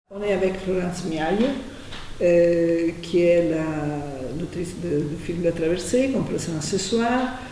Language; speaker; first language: French; non-native, fluent; Italian